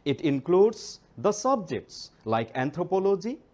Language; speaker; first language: English; non-native, local second language; Nepali